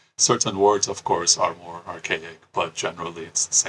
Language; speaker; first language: English; early bilingual, other home language; Persian